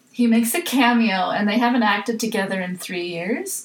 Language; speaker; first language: English; native; English